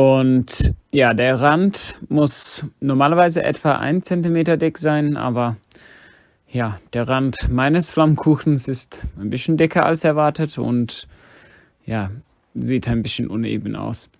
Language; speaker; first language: German; non-native, fluent; English